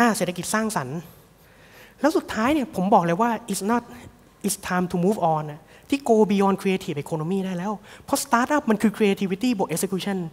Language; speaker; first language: Thai; native; Thai